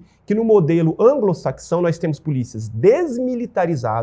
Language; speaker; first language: Portuguese; native; Portuguese